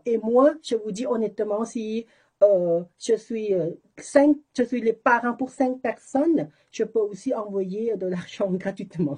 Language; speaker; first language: French; non-native, learner; Thai